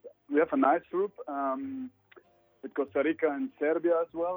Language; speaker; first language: English; non-native, fluent; Swiss German